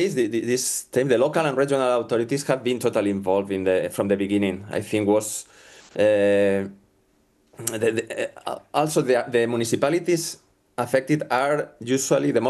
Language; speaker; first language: English; non-native, fluent; Spanish